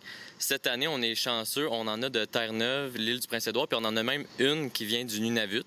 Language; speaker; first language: French; native; French